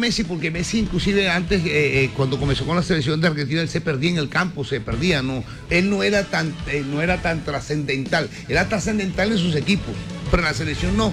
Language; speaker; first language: Spanish; native; Spanish